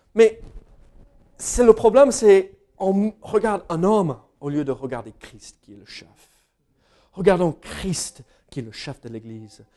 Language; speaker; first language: French; non-native, fluent; English